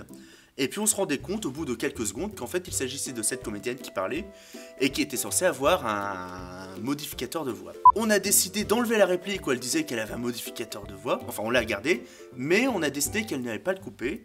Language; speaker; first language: French; native; French